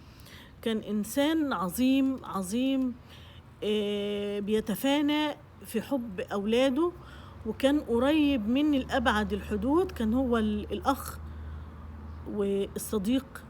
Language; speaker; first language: Arabic; native; Arabic